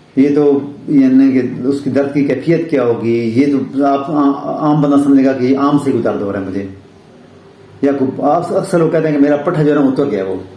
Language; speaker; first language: Urdu; non-native, local second language; Punjabi